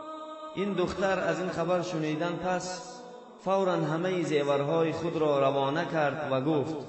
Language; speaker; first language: Persian; non-native, local second language; Tajik